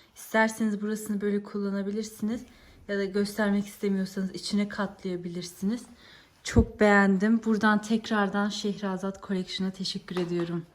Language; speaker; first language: Turkish; early bilingual, heritage; Turkish